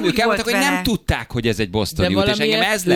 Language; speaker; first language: Hungarian; native; Hungarian